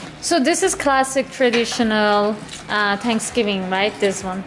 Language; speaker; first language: English; non-native, fluent; Turkish